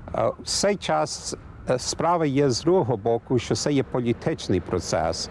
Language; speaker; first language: Ukrainian; early bilingual, heritage; English